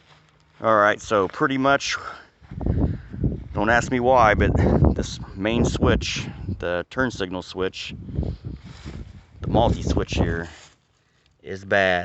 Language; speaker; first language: English; native; English